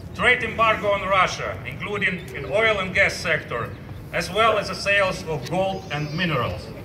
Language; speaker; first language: English; non-native, fluent; Ukrainian